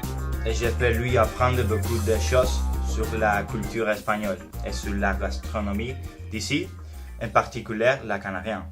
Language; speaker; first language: French; non-native, fluent; Spanish